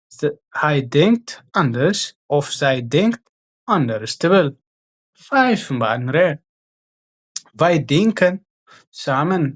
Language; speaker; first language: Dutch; non-native, fluent; Tigrinya